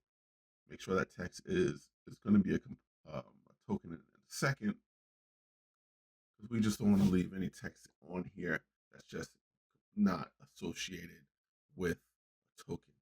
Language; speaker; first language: English; native; English